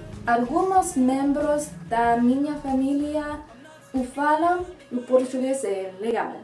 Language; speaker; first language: Portuguese; non-native, learner; English